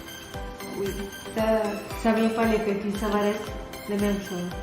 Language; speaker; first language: French; non-native, learner; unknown